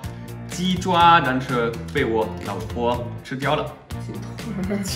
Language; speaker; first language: Chinese; non-native, fluent; German